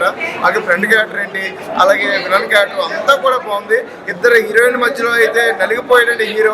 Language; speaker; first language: Telugu; native; Telugu